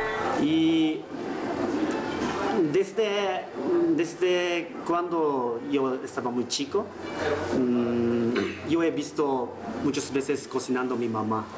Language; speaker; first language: Spanish; non-native, learner; Japanese